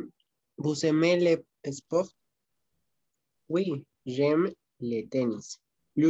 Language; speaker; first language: French; non-native, learner; Spanish